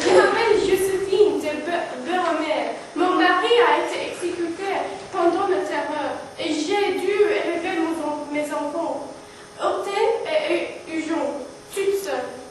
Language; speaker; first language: French; non-native, learner; English